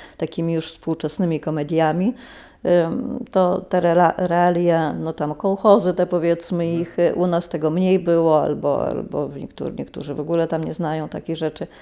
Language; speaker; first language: Polish; non-native, local second language; Lithuanian